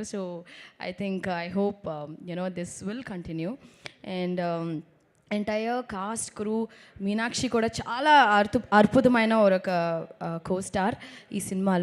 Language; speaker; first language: Telugu; non-native, local second language; Tamil